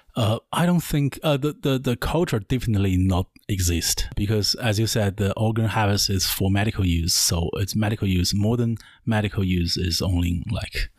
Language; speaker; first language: English; non-native, learner; Chinese